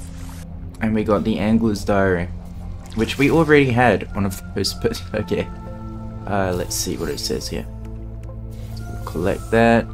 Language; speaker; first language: English; native; English